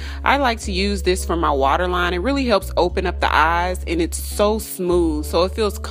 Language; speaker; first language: English; native; English